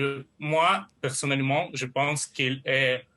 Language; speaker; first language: French; non-native, learner; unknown